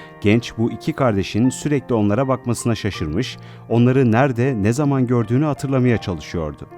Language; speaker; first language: Turkish; native; Turkish